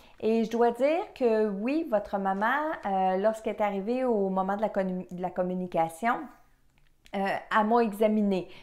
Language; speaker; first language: French; native; French